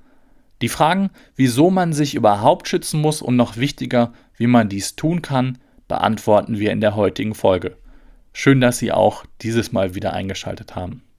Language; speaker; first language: German; native; German